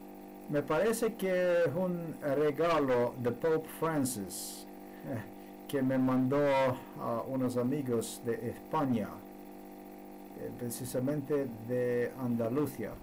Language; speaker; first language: Spanish; non-native, learner; Slovenian